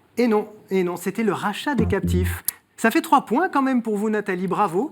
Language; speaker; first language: French; native; French